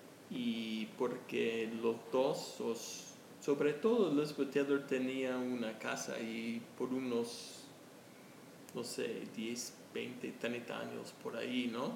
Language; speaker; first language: Spanish; non-native, fluent; English